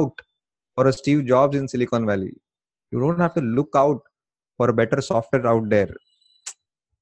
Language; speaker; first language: English; non-native, local second language; Marathi